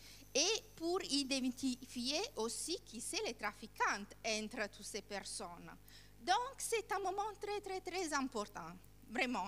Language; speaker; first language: French; non-native, learner; Italian